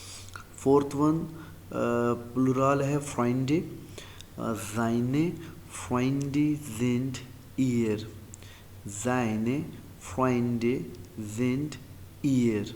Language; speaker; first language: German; non-native, learner; Urdu